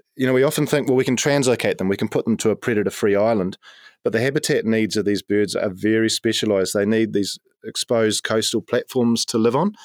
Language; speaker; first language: English; native; English